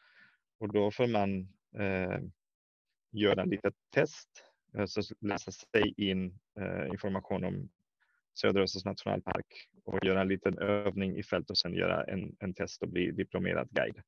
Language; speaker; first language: Swedish; non-native, fluent; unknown